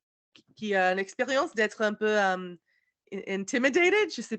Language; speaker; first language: French; non-native, learner; English